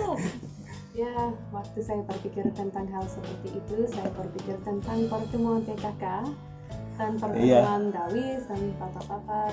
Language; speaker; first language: Indonesian; non-native, learner; English